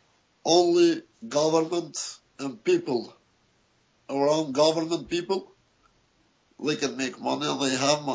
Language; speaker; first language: English; non-native, learner; Albanian